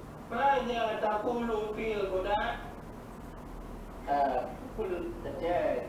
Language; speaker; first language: Arabic; non-native, learner; Indonesian